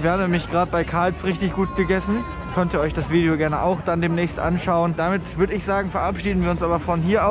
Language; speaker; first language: German; native; German